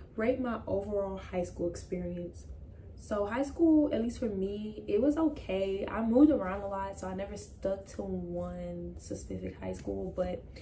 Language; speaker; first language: English; native; English